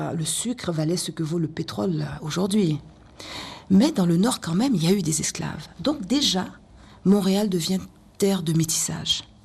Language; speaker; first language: French; non-native, local second language; Haitian Creole